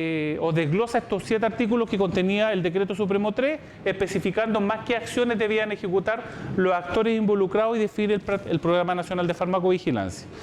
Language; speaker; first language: Spanish; native; Spanish